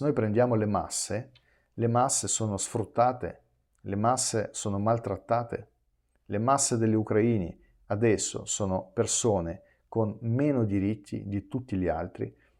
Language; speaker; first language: Italian; non-native, fluent; Russian